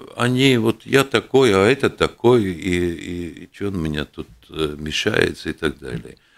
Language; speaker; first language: Russian; non-native, local second language; Latvian